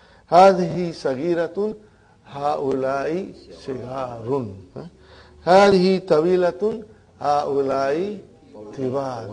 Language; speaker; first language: Arabic; non-native, fluent; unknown